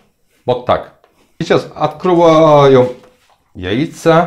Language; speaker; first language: Russian; non-native, learner; Turkish